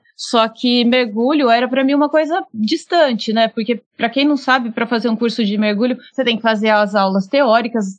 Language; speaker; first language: Portuguese; native; Portuguese